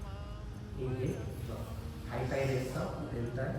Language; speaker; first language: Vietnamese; non-native, learner; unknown